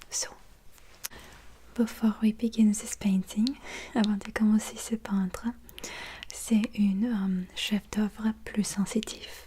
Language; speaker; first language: French; non-native, learner; English